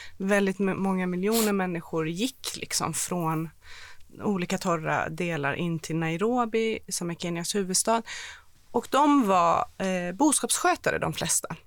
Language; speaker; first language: Swedish; early bilingual, other home language; Persian